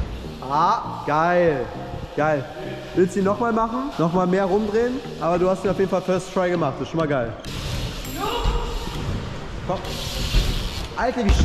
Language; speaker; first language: German; native; German